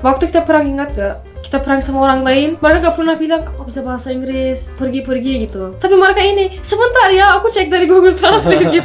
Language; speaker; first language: Indonesian; non-native, fluent; Turkish